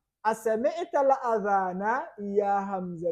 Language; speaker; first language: Arabic; non-native, fluent; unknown